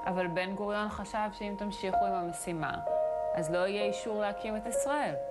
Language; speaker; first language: Hebrew; native; Hebrew